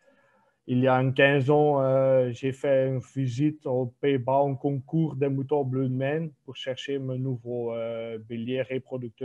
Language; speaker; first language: French; non-native, local second language; Dutch